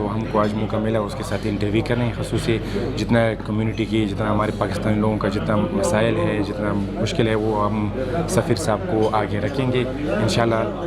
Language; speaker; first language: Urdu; non-native, local second language; Pashto